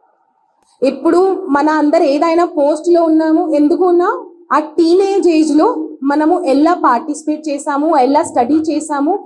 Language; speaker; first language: Telugu; non-native, fluent; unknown